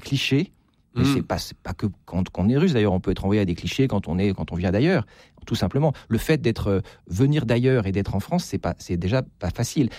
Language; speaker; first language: French; native; French